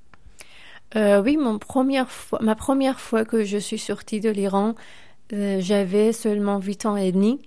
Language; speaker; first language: French; non-native, fluent; Persian